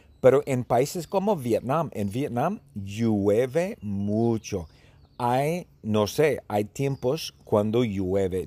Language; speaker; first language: Spanish; early bilingual, heritage; Spanish